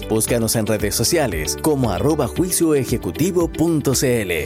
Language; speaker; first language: Spanish; native; Spanish